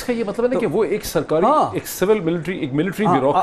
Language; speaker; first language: Urdu; native; Urdu